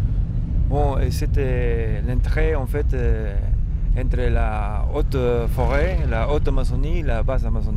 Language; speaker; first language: French; non-native, fluent; Spanish